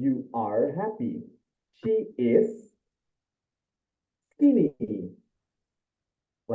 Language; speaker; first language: English; non-native, fluent; Indonesian